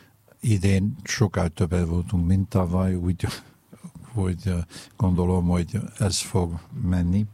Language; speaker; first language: Hungarian; non-native, fluent; French